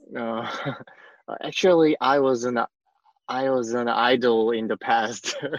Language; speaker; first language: English; non-native, learner; Korean